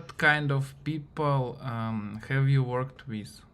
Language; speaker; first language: English; non-native, learner; Russian